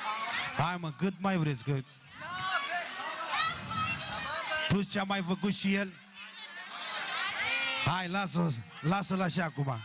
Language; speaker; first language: Romanian; non-native, local second language; Turkish